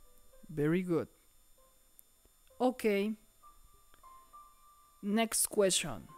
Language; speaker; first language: English; non-native, fluent; Spanish